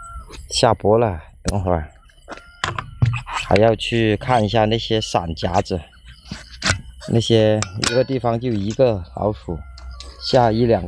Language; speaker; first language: Chinese; native; Chinese